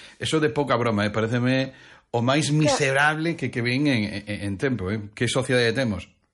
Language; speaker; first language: Galician; native; Galician